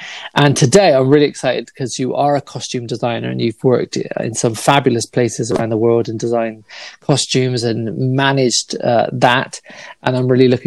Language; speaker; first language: English; native; English